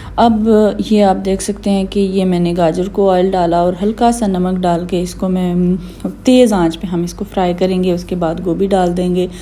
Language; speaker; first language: Urdu; native; Urdu